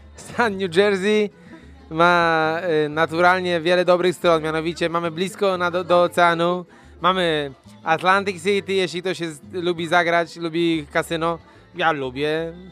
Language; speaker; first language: Polish; native; Polish